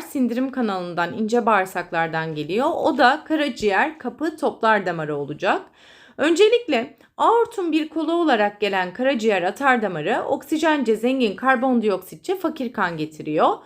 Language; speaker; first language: Turkish; native; Turkish